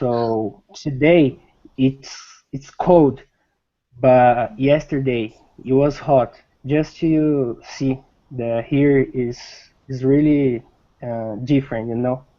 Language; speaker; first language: English; non-native, learner; Portuguese